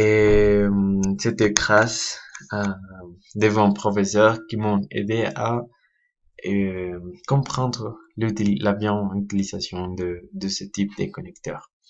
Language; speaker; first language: French; non-native, learner; Spanish